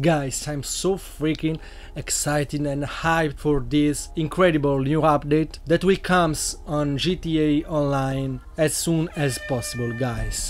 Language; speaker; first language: English; non-native, learner; Italian